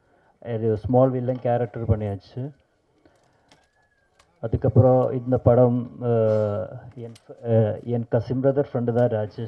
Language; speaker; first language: Tamil; non-native, learner; Malayalam